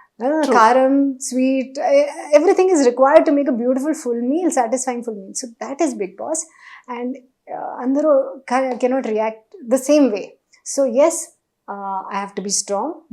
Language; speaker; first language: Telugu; non-native, learner; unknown